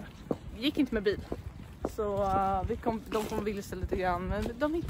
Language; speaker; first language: Swedish; native; Swedish